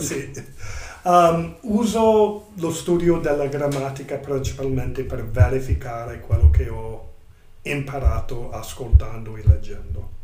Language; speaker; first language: Italian; non-native, learner; English